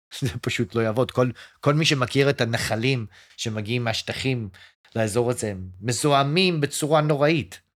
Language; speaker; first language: Hebrew; early bilingual, other home language; English